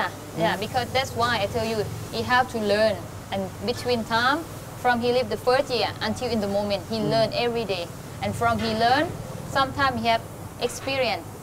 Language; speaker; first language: English; non-native, fluent; Thai